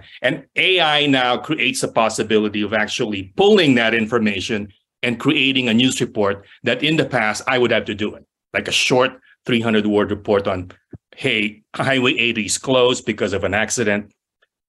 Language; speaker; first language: English; non-native, local second language; Filipino